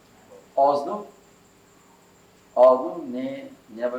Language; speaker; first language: Turkish; non-native, learner; Urdu